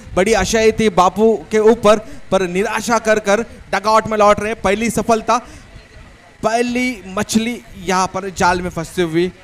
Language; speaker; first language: Hindi; non-native, local second language; Marathi